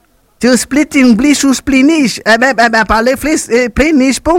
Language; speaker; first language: French; native; French